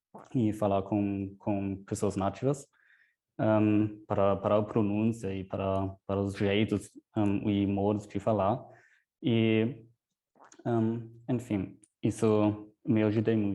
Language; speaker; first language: Portuguese; non-native, fluent; German